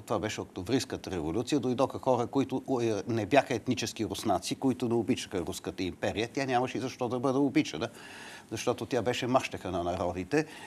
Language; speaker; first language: Bulgarian; native; Bulgarian